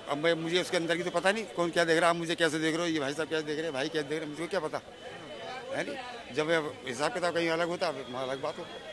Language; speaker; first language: Hindi; native; Hindi